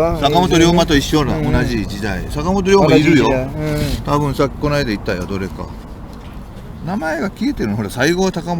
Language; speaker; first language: Japanese; native; Japanese